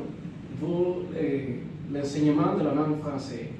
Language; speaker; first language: French; non-native, learner; Spanish